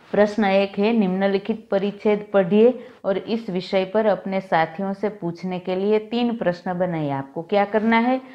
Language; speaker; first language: Hindi; non-native, local second language; Gujarati